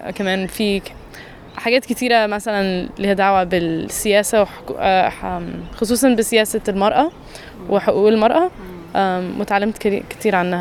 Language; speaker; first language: Arabic; early bilingual, heritage; Arabic